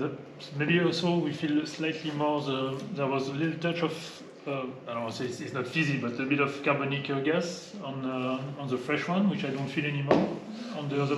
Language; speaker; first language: English; non-native, fluent; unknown